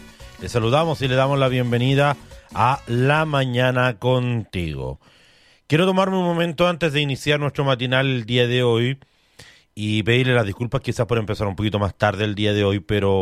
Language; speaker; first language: Spanish; native; Spanish